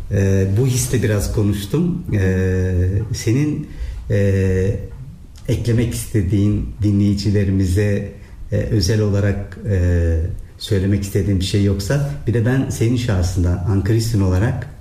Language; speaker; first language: Turkish; native; Turkish